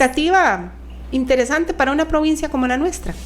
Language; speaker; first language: Spanish; native; Spanish